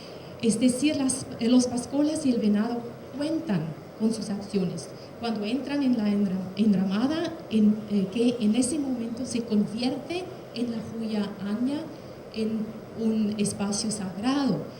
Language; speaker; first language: Spanish; non-native, fluent; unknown